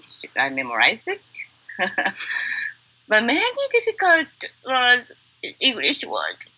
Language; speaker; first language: English; non-native, learner; Japanese